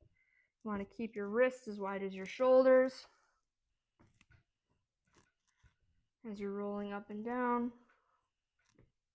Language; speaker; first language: English; native; English